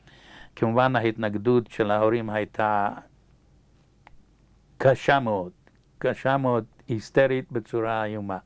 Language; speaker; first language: Hebrew; non-native, fluent; Yiddish